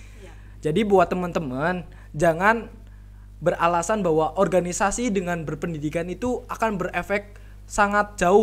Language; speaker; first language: Indonesian; native; Indonesian